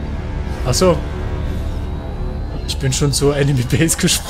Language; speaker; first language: German; native; German